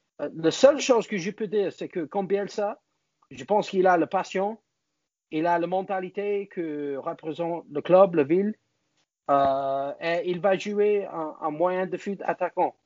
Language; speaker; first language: French; non-native, learner; English